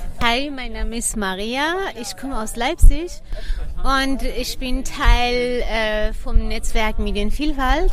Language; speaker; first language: German; non-native, fluent; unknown